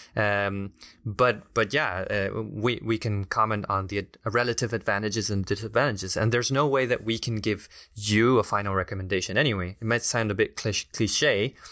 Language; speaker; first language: English; non-native, fluent; Spanish